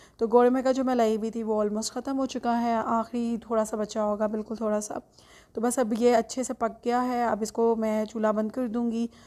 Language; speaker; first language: Urdu; native; Urdu